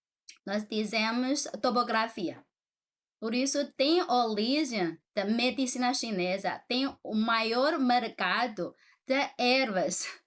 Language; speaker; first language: Portuguese; non-native, fluent; Chinese